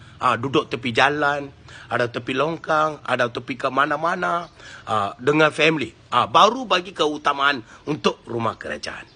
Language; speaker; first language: Malay; non-native, local second language; Tamil